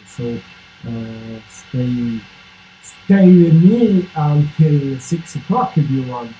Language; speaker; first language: English; non-native, fluent; Italian